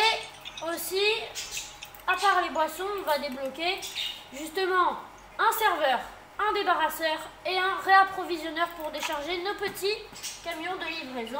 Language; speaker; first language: French; native; French